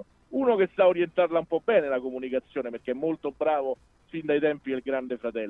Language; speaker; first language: Italian; native; Italian